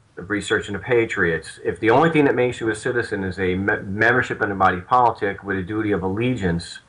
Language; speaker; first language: English; native; English